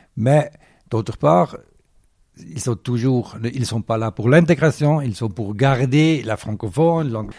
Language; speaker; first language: French; non-native, local second language; Swiss German